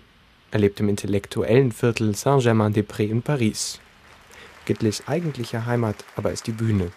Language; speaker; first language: German; native; German